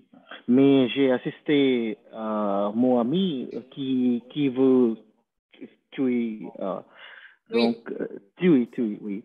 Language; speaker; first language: French; non-native, learner; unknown